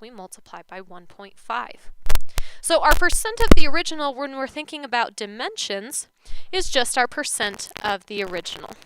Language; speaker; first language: English; native; English